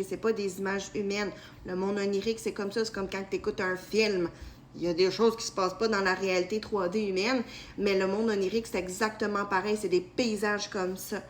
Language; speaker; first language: French; native; French